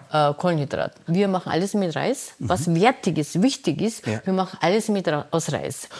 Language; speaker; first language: German; non-native, fluent; Korean